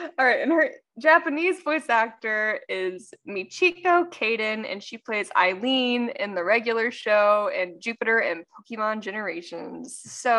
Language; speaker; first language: English; native; English